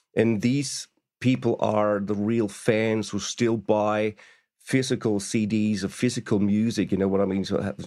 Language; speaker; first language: English; non-native, fluent; German